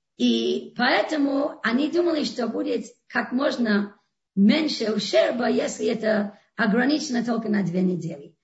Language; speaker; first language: Russian; non-native, fluent; English